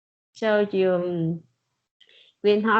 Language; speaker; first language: English; non-native, learner; Vietnamese